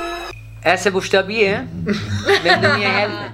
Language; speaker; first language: German; non-native, learner; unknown